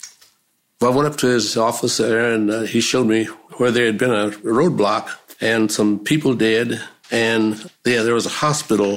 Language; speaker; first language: English; native; English